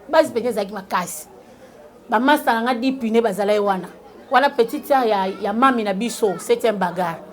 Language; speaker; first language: Lingala; native; Lingala